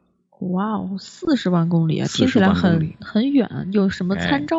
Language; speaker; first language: Chinese; native; Chinese